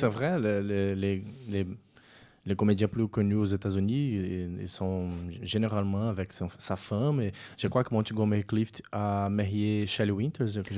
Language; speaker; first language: French; non-native, fluent; Portuguese